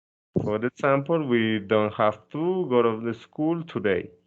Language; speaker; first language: English; non-native, fluent; Spanish